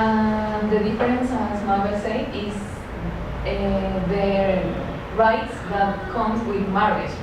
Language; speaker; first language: English; non-native, learner; Spanish